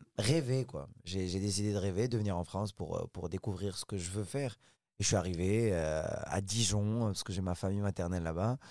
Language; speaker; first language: French; non-native, local second language; Arabic